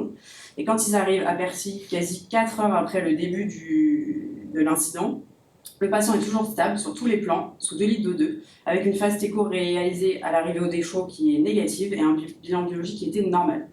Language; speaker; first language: French; native; French